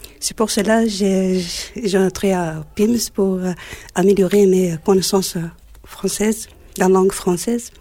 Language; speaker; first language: French; non-native, learner; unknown